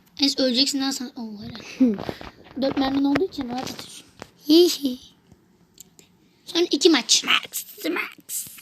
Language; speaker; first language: Turkish; native; Turkish